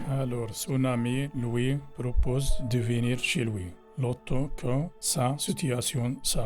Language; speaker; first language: French; non-native, learner; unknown